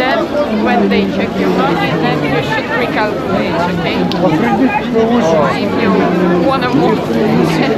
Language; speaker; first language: English; non-native, learner; Russian